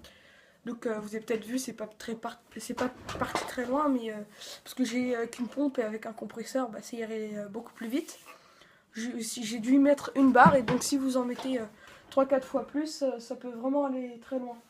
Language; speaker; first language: French; native; French